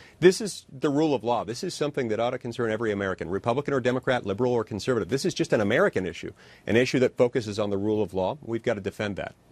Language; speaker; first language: English; native; English